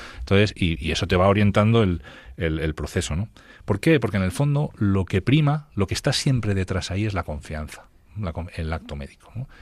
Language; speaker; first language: Spanish; native; Spanish